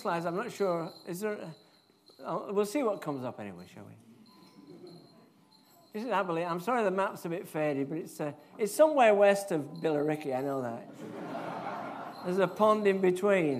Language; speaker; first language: English; native; English